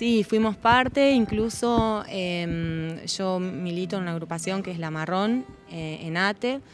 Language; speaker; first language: Spanish; native; Spanish